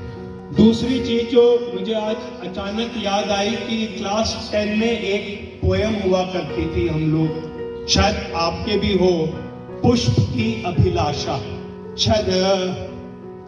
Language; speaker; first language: Hindi; native; Hindi